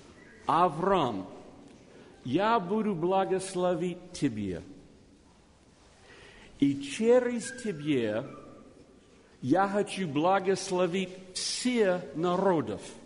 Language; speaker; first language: Russian; non-native, learner; English